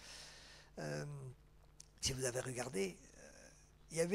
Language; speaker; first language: French; native; French